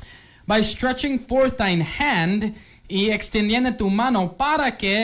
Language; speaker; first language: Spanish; early bilingual, heritage; English